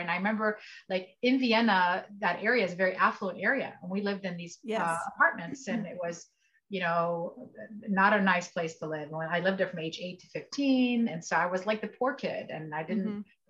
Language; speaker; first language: English; early bilingual, other home language; Arabic